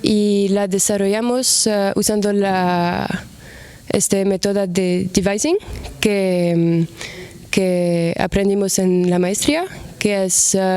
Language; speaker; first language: Spanish; non-native, fluent; Arabic